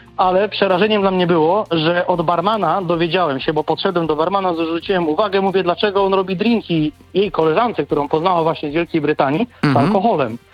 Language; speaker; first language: Polish; native; Polish